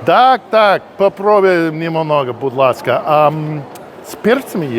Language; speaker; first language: Russian; non-native, learner; English